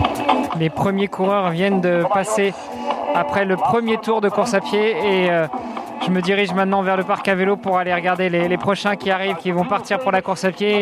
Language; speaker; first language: French; native; French